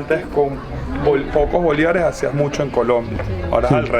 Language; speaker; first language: Spanish; native; Spanish